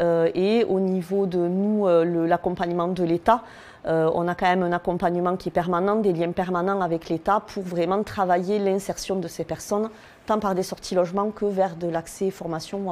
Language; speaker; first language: French; native; French